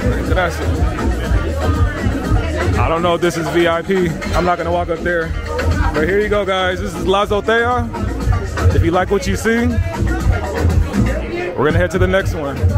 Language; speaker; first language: English; native; English